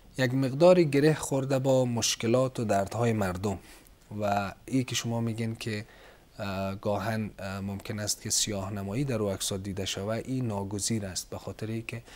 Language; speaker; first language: Persian; native; Persian